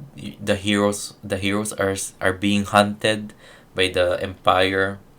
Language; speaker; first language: English; non-native, local second language; Filipino